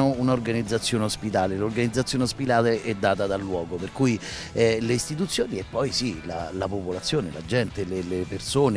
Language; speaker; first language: Italian; native; Italian